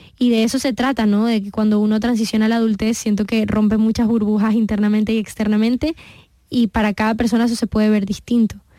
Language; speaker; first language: Spanish; early bilingual, heritage; Spanish